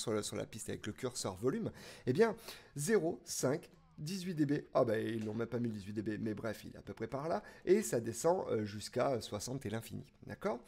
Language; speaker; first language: French; native; French